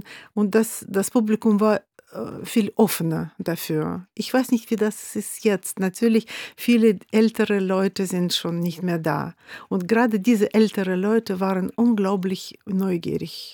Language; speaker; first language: German; non-native, fluent; Russian